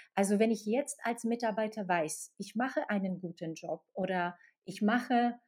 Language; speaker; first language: German; non-native, fluent; Slovak